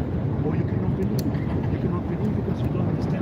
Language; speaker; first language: English; non-native, learner; Ukrainian